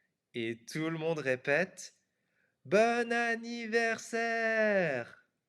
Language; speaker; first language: French; non-native, fluent; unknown